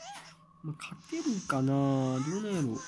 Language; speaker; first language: Japanese; native; Japanese